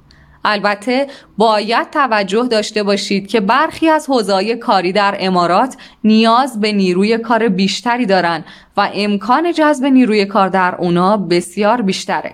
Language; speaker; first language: Persian; native; Persian